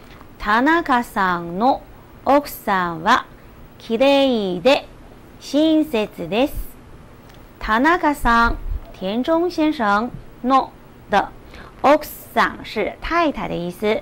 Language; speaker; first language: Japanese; non-native, fluent; Chinese